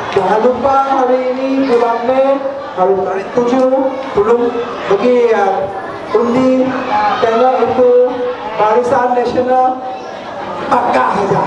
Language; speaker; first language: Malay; non-native, local second language; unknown